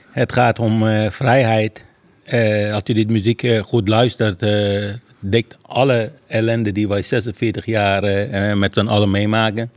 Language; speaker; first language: Dutch; non-native, fluent; Persian